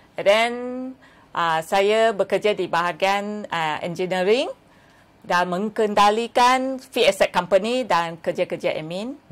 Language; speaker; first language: Malay; non-native, local second language; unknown